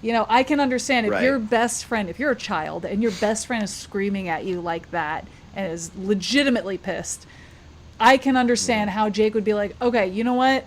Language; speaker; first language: English; native; English